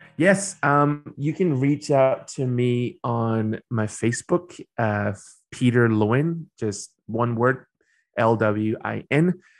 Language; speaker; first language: English; early bilingual, other home language; Burmese